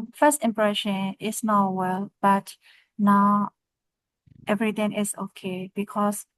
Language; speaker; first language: English; non-native, learner; Burmese